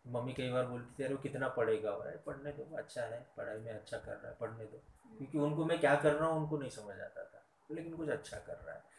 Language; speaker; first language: Hindi; non-native, local second language; Marathi